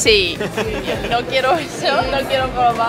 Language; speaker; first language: Spanish; non-native, learner; English